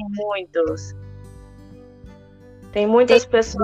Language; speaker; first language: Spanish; non-native, fluent; Portuguese